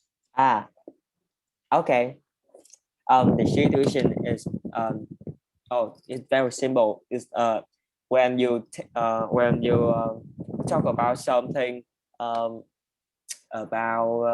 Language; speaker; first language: English; non-native, learner; Vietnamese